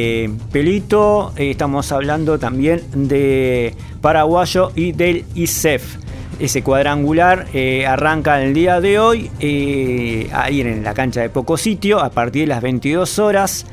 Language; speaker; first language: Spanish; native; Spanish